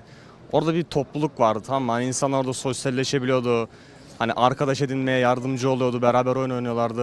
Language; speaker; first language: Turkish; native; Turkish